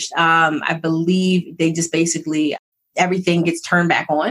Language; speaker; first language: English; native; English